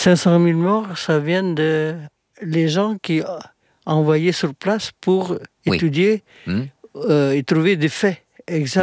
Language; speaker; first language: French; non-native, fluent; Indonesian